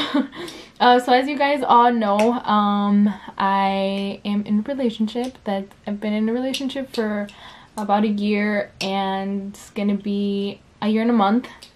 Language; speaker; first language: English; early bilingual, other home language; Spanish